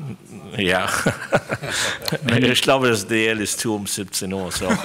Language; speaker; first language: German; non-native, fluent; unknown